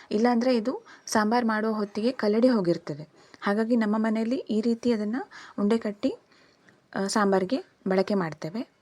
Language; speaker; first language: Kannada; native; Kannada